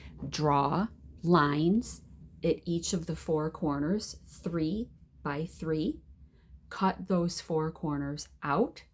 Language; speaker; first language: English; native; English